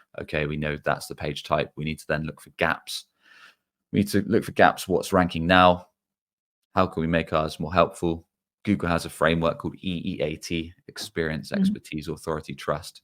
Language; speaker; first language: English; native; English